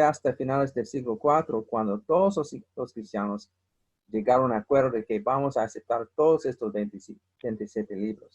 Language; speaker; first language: Spanish; non-native, fluent; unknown